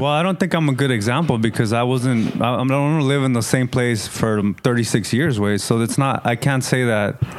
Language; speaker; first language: English; early bilingual, other home language; Spanish